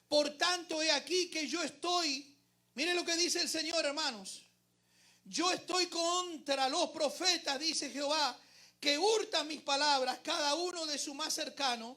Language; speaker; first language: Spanish; native; Spanish